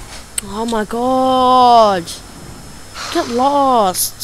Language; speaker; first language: English; native; English